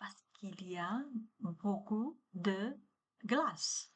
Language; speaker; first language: French; non-native, learner; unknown